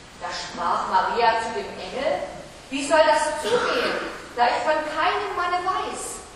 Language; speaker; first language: German; native; German